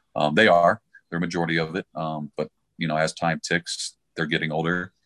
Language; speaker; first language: English; native; English